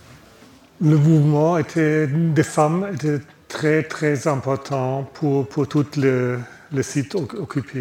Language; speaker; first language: French; non-native, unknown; German